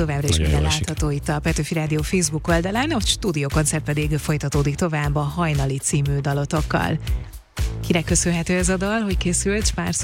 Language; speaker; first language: Hungarian; native; Hungarian